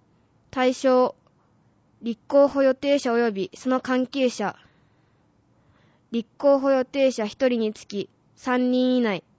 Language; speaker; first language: Japanese; native; Japanese